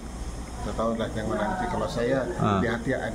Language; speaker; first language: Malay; non-native, local second language; Sasak